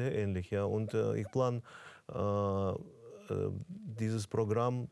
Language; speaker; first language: German; non-native, fluent; Russian